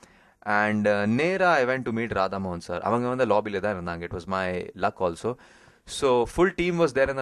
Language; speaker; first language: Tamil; early bilingual, heritage; Tamil